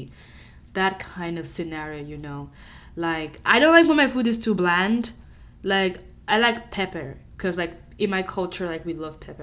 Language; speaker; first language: English; non-native, local second language; Yoruba